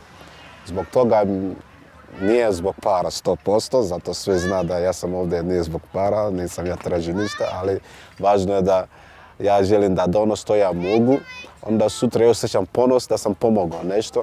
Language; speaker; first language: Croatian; non-native, learner; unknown